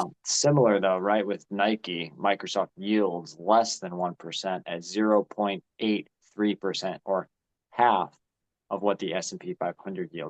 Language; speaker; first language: English; native; English